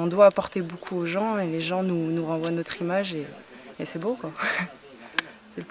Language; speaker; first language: French; native; French